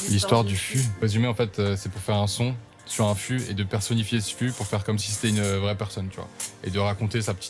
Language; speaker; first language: French; native; French